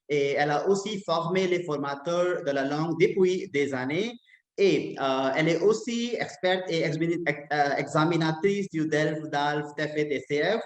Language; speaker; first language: French; non-native, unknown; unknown